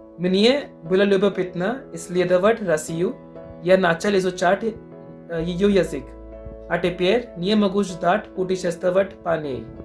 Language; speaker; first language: Russian; non-native, fluent; Hindi